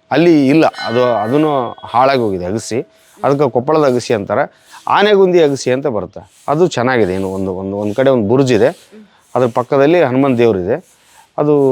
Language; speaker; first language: Kannada; native; Kannada